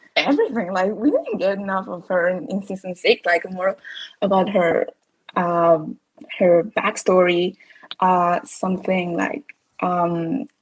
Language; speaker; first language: English; non-native, fluent; Spanish